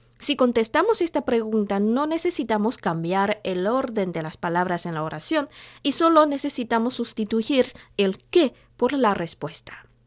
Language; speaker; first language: Spanish; non-native, fluent; Chinese